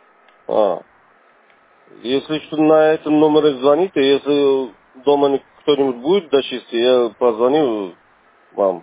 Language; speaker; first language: Russian; non-native, learner; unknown